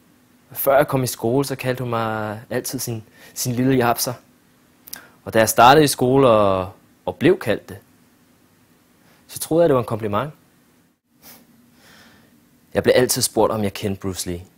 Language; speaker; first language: Danish; early bilingual, other home language; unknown